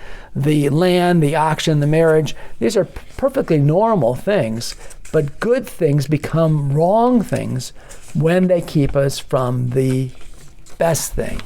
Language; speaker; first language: English; native; English